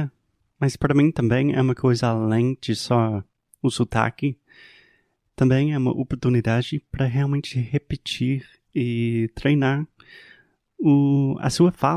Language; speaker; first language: Portuguese; non-native, fluent; English